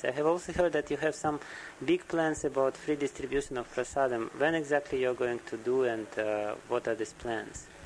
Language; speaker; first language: English; non-native, learner; Russian